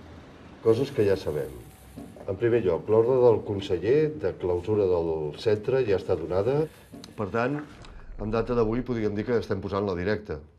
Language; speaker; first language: Catalan; native; Catalan